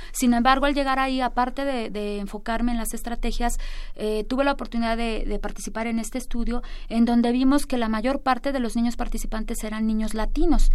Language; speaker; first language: Spanish; native; Spanish